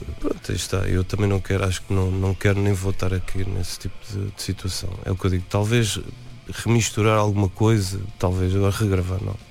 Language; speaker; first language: Portuguese; native; Portuguese